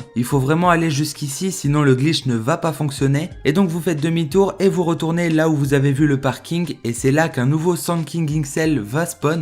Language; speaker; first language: French; native; French